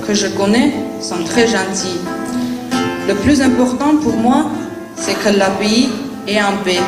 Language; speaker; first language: French; non-native, learner; Armenian